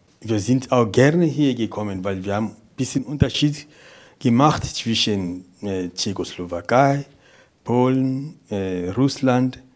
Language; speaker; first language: German; non-native, fluent; Portuguese